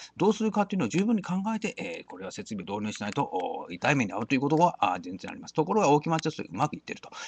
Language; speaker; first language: Japanese; native; Japanese